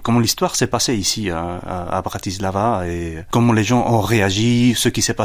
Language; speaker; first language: French; non-native, fluent; Spanish